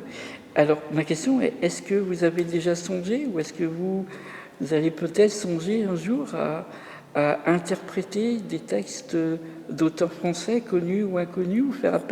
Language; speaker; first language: French; native; French